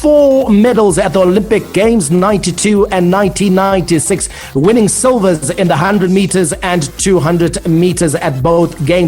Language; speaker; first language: English; native; English